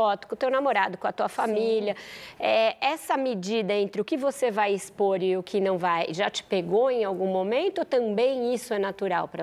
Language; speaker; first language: Portuguese; native; Portuguese